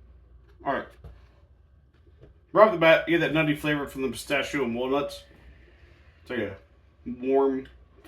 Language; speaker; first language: English; native; English